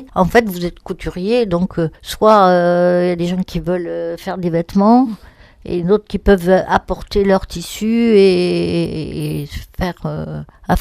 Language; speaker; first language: French; native; French